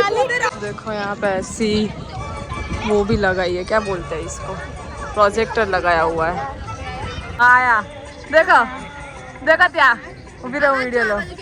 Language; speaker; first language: Hindi; non-native, local second language; Gujarati